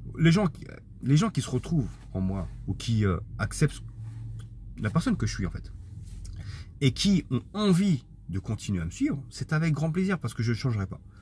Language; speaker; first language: French; native; French